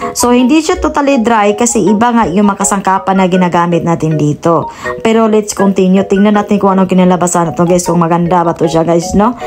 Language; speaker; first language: Filipino; non-native, local second language; Cebuano